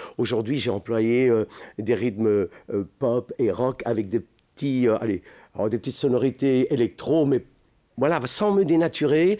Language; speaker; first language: French; early bilingual, other home language; Italian